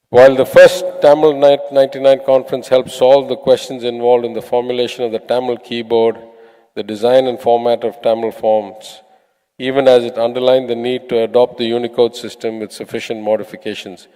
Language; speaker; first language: English; non-native, local second language; Tamil